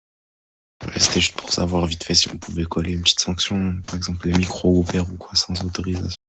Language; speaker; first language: French; native; French